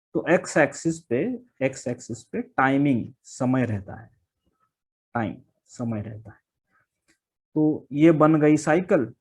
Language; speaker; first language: Hindi; non-native, local second language; Marathi